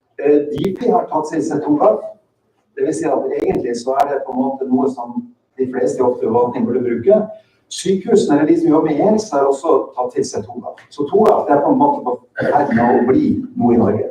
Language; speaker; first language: Norwegian; native; Norwegian